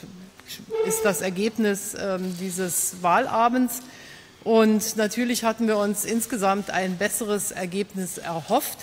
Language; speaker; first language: German; native; German